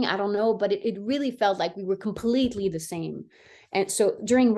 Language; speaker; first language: English; non-native, fluent; French